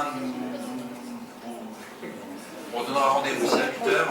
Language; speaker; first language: French; native; French